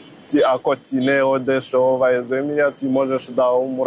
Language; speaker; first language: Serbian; non-native, learner; Rundi